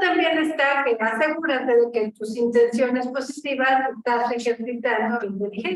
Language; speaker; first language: Spanish; native; Spanish